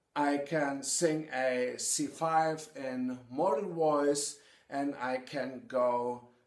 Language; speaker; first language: English; non-native, fluent; German